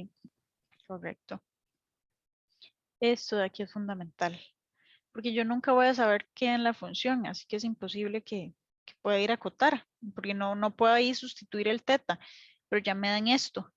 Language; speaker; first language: Spanish; native; Spanish